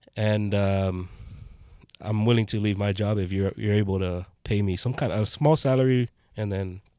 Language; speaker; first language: English; native; English